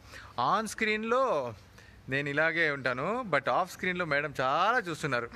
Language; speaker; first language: Telugu; non-native, learner; Arabic